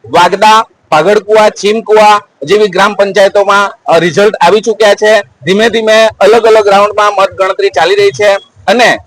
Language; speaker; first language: Gujarati; native; Gujarati